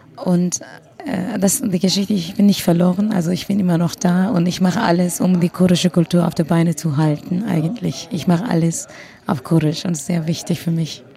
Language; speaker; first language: German; non-native, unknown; Kurdish